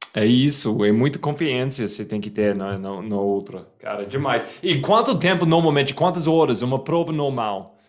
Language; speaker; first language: Portuguese; non-native, fluent; English